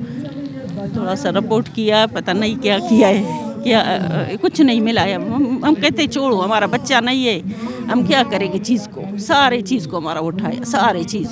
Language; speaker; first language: Hindi; non-native, local second language; Baluchi